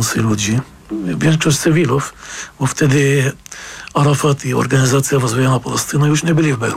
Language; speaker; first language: Polish; non-native, fluent; Arabic